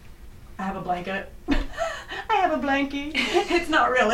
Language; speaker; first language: English; native; English